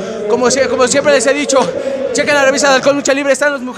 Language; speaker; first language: Spanish; native; Spanish